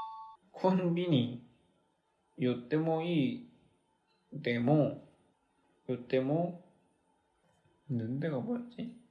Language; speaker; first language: Japanese; non-native, learner; Korean